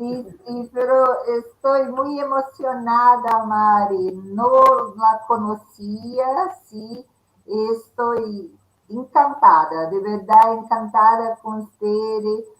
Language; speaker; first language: Spanish; non-native, learner; Portuguese